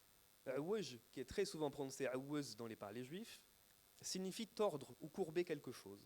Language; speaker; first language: French; native; French